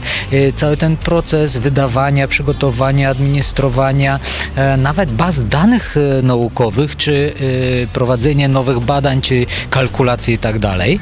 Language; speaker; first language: Polish; non-native, fluent; Bulgarian